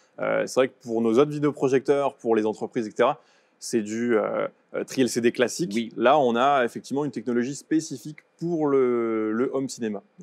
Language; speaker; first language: French; native; French